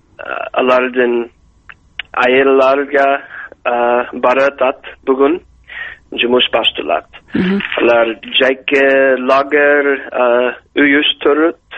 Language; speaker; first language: Kyrgyz; non-native, learner; English